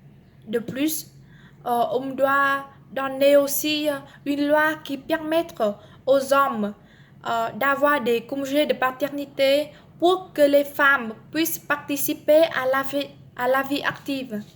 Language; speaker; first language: French; non-native, learner; Vietnamese